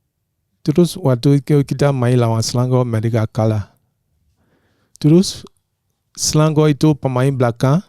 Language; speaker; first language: Indonesian; non-native, fluent; English